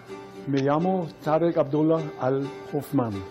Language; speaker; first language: Spanish; non-native, fluent; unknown